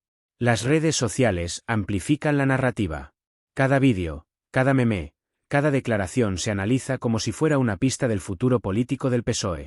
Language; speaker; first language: Spanish; native; Spanish